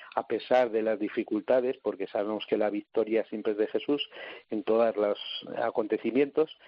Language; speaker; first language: Spanish; native; Spanish